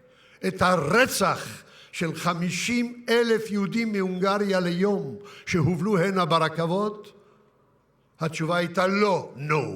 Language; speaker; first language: Hebrew; early bilingual, other home language; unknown